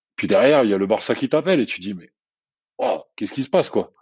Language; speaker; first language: French; native; French